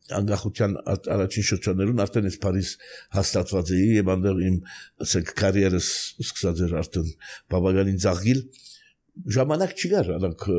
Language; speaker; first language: Armenian; early bilingual, heritage; Armenian